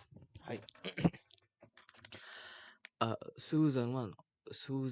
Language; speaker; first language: Japanese; non-native, learner; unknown